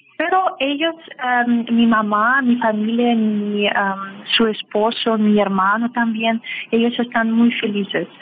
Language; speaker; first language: Spanish; non-native, learner; Russian